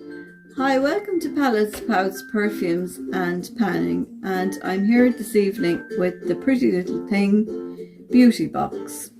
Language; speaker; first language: English; native; English